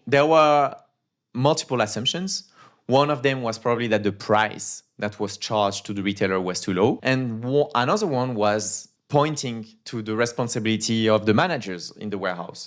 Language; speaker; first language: English; non-native, fluent; French